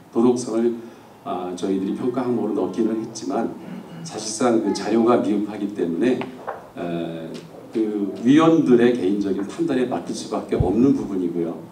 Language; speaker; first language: Korean; native; Korean